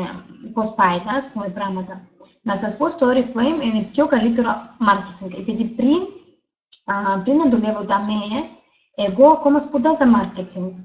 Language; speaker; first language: Greek; non-native, learner; Russian